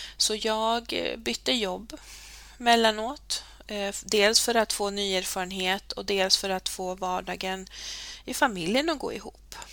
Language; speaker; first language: Swedish; early bilingual, other home language; Spanish